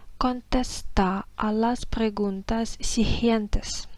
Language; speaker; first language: Spanish; non-native, fluent; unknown